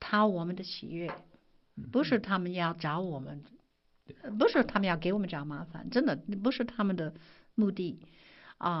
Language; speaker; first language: Chinese; non-native, fluent; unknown